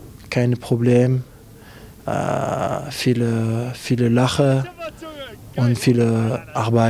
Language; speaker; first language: German; non-native, learner; French